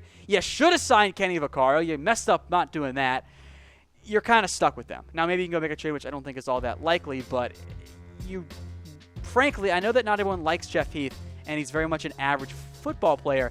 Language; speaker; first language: English; native; English